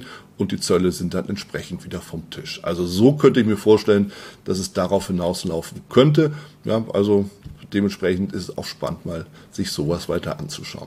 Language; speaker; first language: German; native; German